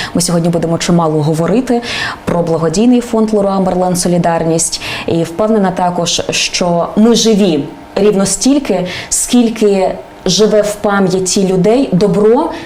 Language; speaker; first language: Ukrainian; native; Ukrainian